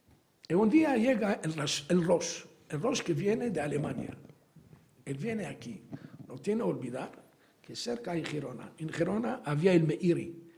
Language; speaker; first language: Spanish; non-native, fluent; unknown